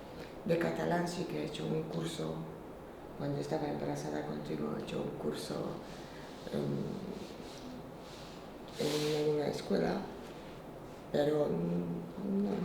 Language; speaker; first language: Spanish; non-native, fluent; Polish